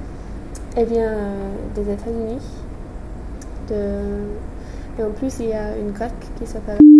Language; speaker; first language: French; non-native, fluent; English